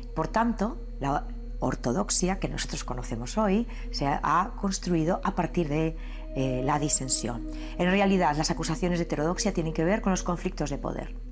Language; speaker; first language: Spanish; native; Spanish